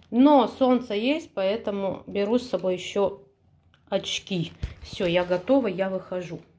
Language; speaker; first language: Russian; native; Russian